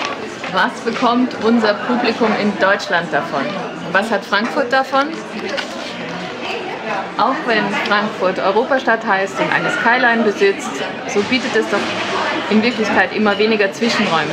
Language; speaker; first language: German; native; German